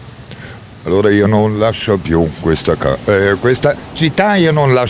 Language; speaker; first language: Italian; non-native, learner; German